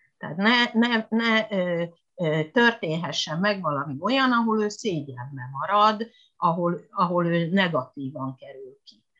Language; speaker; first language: Hungarian; non-native, fluent; Japanese